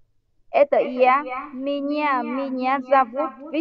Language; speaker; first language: Russian; non-native, learner; Vietnamese